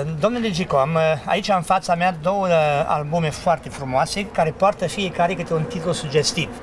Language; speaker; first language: Romanian; native; Romanian